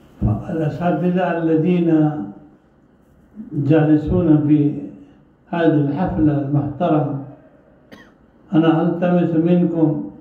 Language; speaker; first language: Arabic; non-native, fluent; Urdu